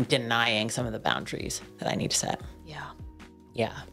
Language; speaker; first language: English; native; English